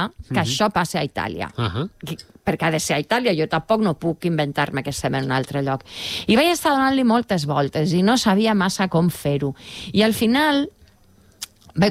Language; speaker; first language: Catalan; native; Catalan